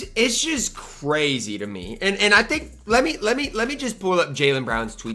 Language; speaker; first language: English; native; English